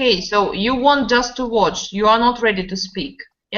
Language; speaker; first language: English; non-native, fluent; Russian